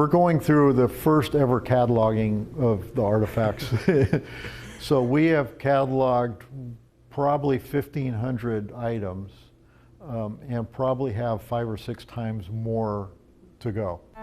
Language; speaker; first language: English; native; English